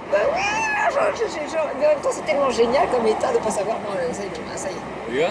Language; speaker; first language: French; native; French